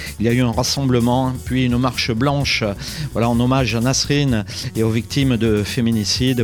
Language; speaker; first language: French; native; French